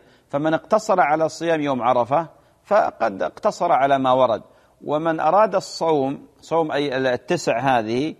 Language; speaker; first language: Arabic; native; Arabic